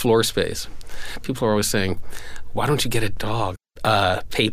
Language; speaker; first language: English; native; English